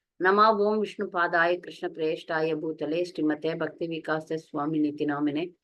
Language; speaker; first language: Hindi; non-native, local second language; Tamil